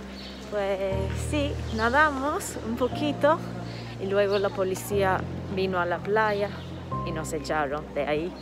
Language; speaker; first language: Spanish; non-native, fluent; Turkish